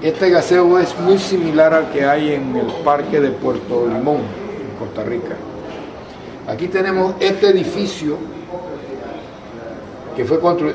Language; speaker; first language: Spanish; native; Spanish